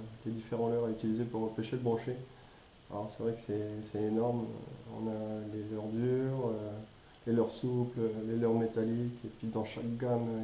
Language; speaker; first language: French; native; French